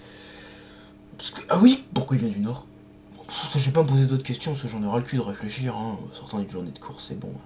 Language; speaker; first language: French; native; French